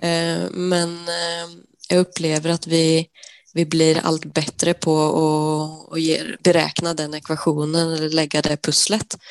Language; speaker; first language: Swedish; native; Swedish